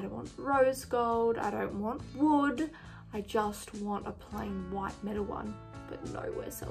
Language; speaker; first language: English; native; English